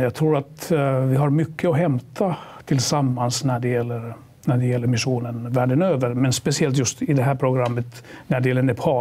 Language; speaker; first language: Swedish; non-native, local second language; Finnish